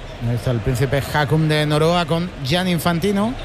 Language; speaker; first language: Spanish; native; Spanish